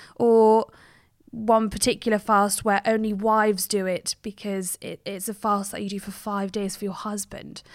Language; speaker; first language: English; native; English